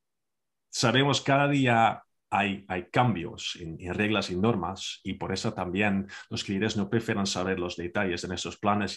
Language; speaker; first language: Spanish; non-native, fluent; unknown